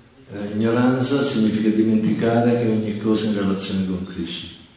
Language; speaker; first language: Italian; native; Italian